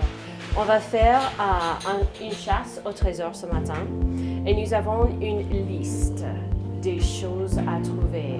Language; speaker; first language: French; non-native, fluent; English